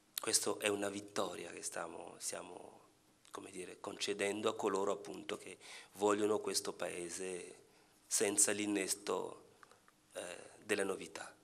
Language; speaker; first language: Italian; non-native, fluent; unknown